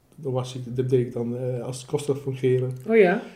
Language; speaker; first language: Dutch; early bilingual, other home language; Arabic